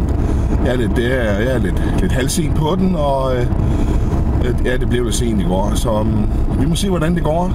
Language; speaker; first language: Danish; native; Danish